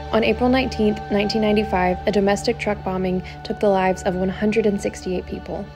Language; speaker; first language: English; native; English